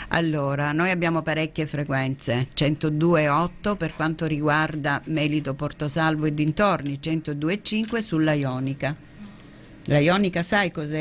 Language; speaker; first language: Italian; native; Italian